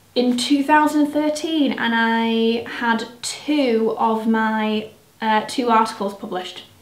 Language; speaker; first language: English; native; English